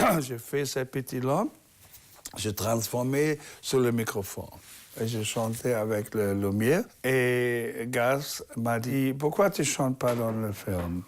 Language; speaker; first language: French; non-native, learner; German